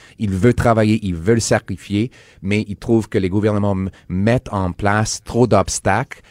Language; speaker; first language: French; non-native, local second language; English